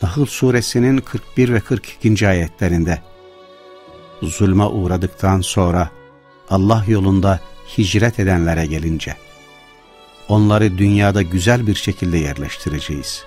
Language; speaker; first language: Turkish; native; Turkish